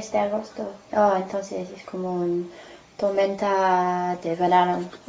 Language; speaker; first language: Spanish; non-native, fluent; English